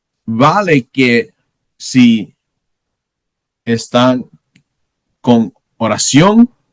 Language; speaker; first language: Spanish; non-native, learner; English